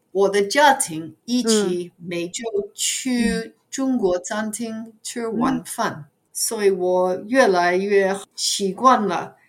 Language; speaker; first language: Chinese; non-native, fluent; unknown